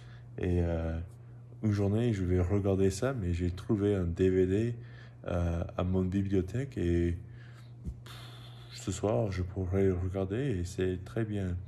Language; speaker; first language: French; non-native, learner; English